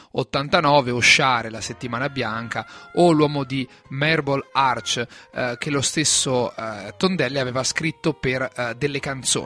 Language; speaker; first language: Italian; native; Italian